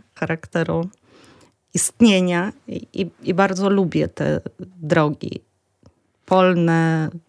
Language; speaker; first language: Polish; non-native, fluent; Russian